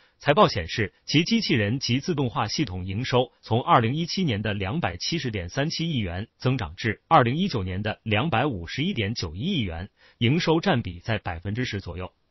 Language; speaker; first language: Chinese; native; Chinese